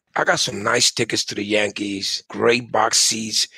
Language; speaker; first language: English; early bilingual, other home language; Spanish